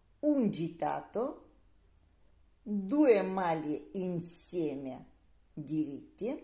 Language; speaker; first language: Italian; non-native, learner; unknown